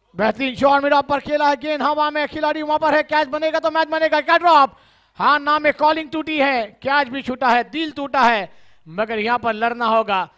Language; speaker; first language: Hindi; non-native, local second language; Marathi